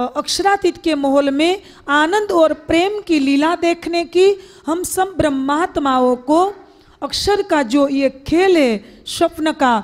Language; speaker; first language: Hindi; non-native, local second language; Gujarati